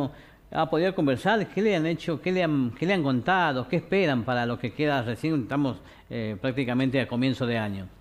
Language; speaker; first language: Spanish; native; Spanish